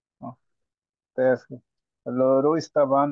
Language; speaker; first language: Italian; non-native, learner; Bangla